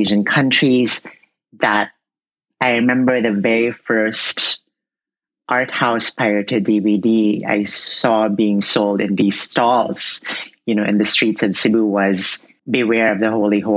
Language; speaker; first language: English; non-native, local second language; Cebuano